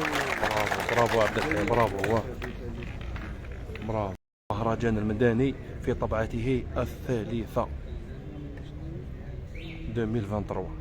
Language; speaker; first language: Arabic; native; Arabic